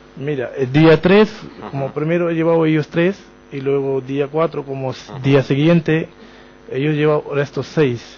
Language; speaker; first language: Spanish; non-native, learner; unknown